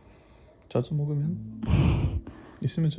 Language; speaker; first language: Korean; non-native, fluent; German